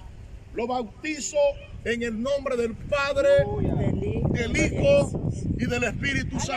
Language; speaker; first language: Spanish; native; Spanish